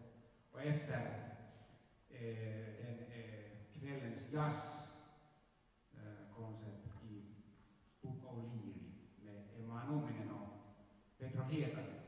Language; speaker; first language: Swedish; non-native, local second language; Finnish